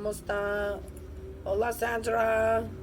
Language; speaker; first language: Spanish; non-native, learner; English